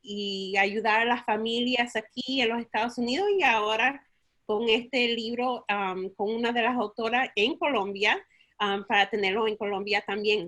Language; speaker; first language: Spanish; early bilingual, heritage; Spanish